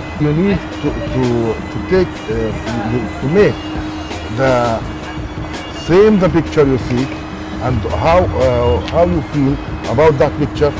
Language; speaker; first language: English; non-native, learner; Arabic